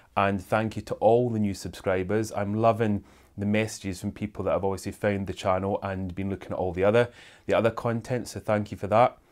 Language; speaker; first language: English; native; English